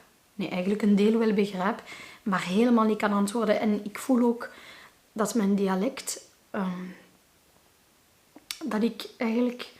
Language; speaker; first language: Dutch; non-native, local second language; Arabic